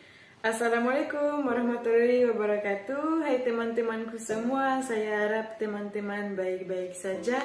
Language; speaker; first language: Indonesian; non-native, fluent; French